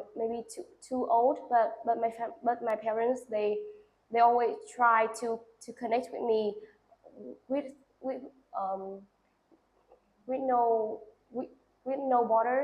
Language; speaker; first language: English; non-native, learner; Vietnamese